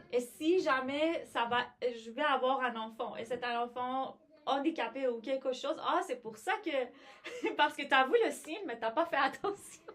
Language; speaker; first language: French; non-native, fluent; Persian